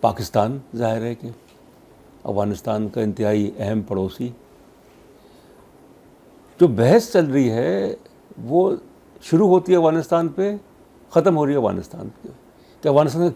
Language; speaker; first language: Urdu; native; Urdu